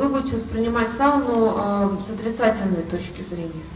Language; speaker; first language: Russian; native; Russian